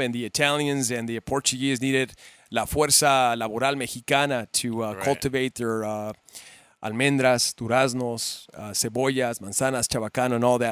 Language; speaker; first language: English; early bilingual, other home language; Spanish